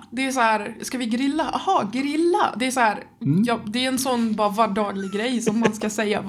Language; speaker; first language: Swedish; non-native, fluent; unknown